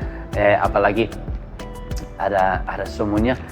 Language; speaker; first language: Indonesian; non-native, learner; English